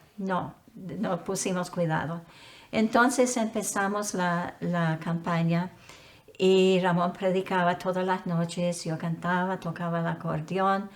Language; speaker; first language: Spanish; non-native, fluent; English